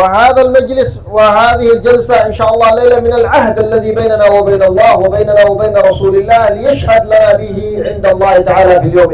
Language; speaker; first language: Arabic; native; Arabic